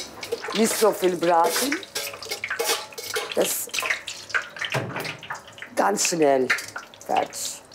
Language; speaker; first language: German; non-native, learner; Turkish